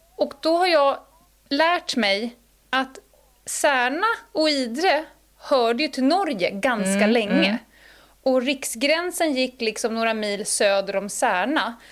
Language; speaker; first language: Swedish; native; Swedish